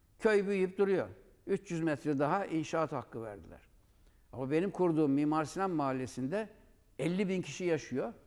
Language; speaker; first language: Turkish; native; Turkish